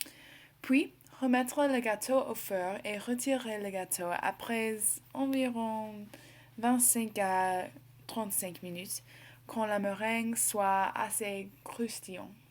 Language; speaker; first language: French; non-native, learner; English